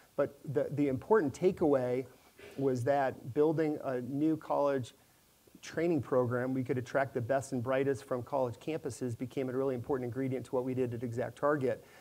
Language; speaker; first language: English; native; English